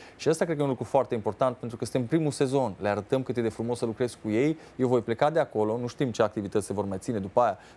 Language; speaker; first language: Romanian; native; Romanian